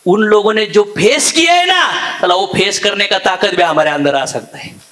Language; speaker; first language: Hindi; non-native, local second language; Marathi